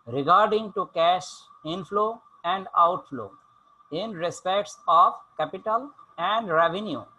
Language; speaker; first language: English; non-native, local second language; Bangla